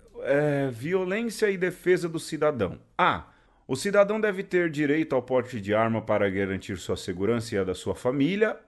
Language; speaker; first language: Portuguese; native; Portuguese